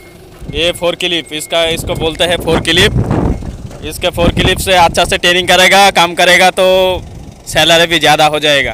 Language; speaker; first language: Hindi; non-native, learner; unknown